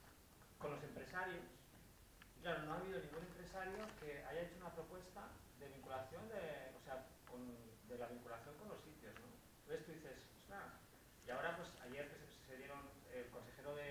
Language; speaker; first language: Spanish; native; Spanish